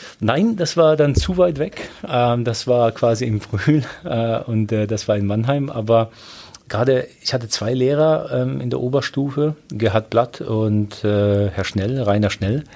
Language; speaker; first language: German; early bilingual, other home language; Polish